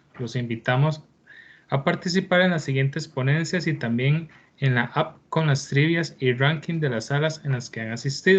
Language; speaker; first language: Spanish; native; Spanish